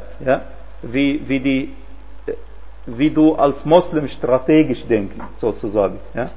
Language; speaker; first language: German; non-native, fluent; Arabic